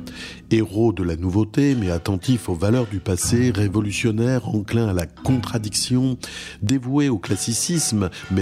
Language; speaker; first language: French; native; French